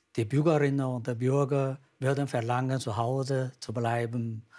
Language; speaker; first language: German; non-native, fluent; Chinese